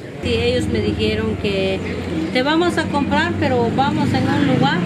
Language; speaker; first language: Spanish; non-native, local second language; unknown